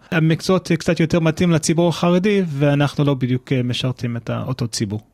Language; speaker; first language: Hebrew; non-native, fluent; English